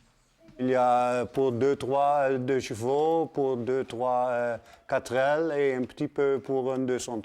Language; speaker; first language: French; non-native, fluent; Dutch